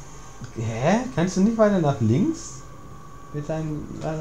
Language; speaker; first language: German; native; German